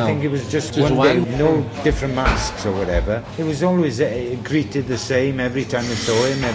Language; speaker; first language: English; native; English